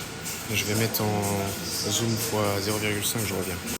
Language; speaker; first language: French; native; French